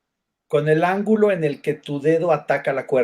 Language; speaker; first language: Spanish; native; Spanish